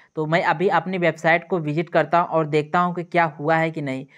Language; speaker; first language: Hindi; native; Hindi